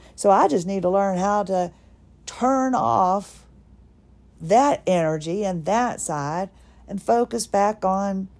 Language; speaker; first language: English; early bilingual, other home language; Swedish